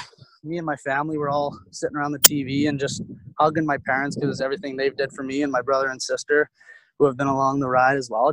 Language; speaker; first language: English; native; English